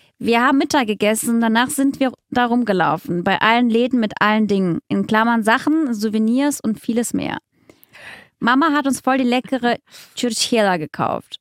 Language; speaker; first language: German; early bilingual, other home language; Russian